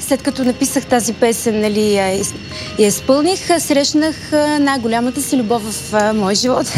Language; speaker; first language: Bulgarian; early bilingual, heritage; Bulgarian